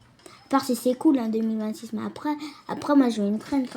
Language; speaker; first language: French; native; French